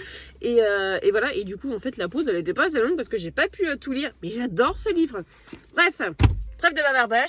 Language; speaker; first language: French; native; French